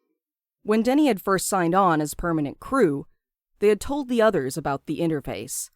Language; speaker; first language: English; native; English